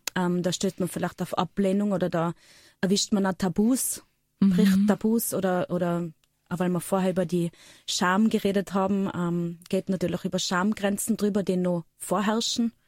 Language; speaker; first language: German; native; German